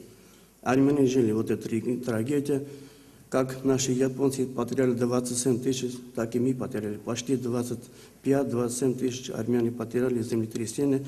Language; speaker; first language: Russian; non-native, learner; Armenian